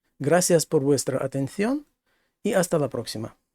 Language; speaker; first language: Spanish; non-native, fluent; Ukrainian